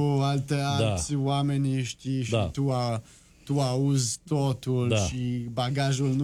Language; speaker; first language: Romanian; non-native, learner; French